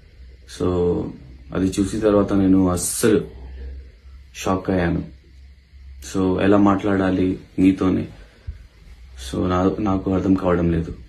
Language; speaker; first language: Telugu; non-native, local second language; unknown